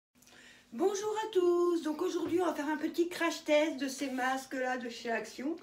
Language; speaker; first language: French; native; French